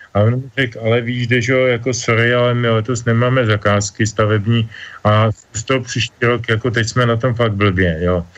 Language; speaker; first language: Czech; native; Czech